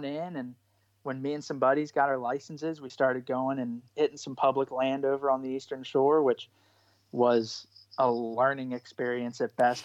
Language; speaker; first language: English; native; English